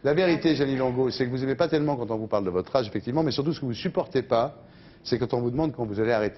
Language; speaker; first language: French; native; French